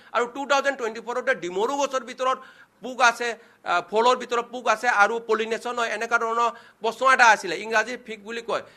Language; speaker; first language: Assamese; non-native, local second language; Manipuri